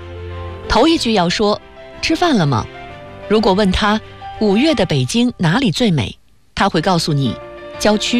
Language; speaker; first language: Chinese; native; Chinese